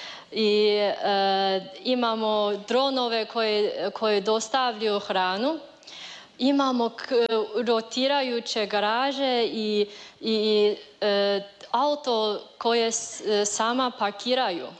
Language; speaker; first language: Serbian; non-native, learner; Chinese